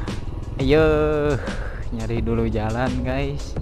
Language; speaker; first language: Indonesian; non-native, local second language; Sundanese